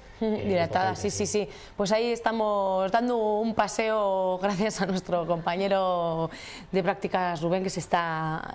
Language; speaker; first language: Spanish; native; Spanish